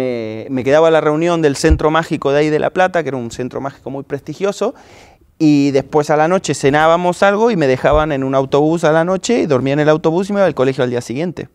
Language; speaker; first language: Spanish; native; Spanish